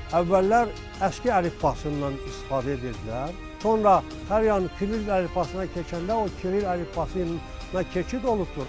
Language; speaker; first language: Azerbaijani; non-native, local second language; Avaric